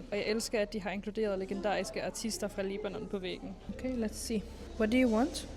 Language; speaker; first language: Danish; early bilingual, other home language; Arabic